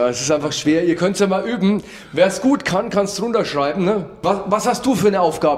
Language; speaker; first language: German; native; German